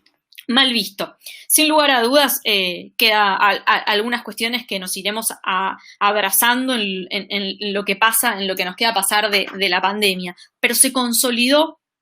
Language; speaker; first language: Spanish; native; Spanish